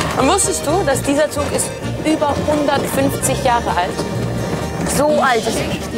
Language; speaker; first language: German; native; German